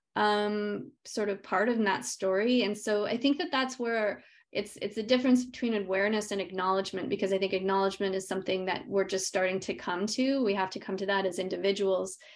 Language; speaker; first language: English; native; English